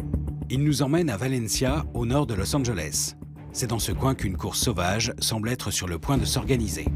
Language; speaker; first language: French; native; French